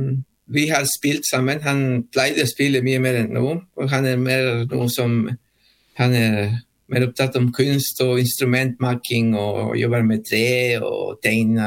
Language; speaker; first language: Norwegian; non-native, learner; Spanish